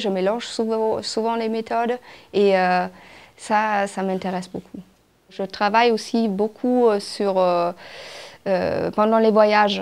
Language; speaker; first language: French; non-native, fluent; German